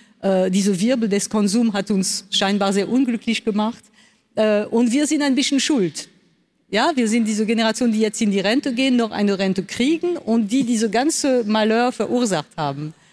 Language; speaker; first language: German; non-native, local second language; French